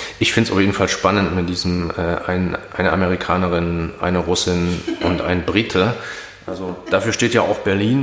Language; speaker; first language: German; native; German